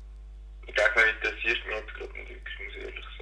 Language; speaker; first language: German; native; German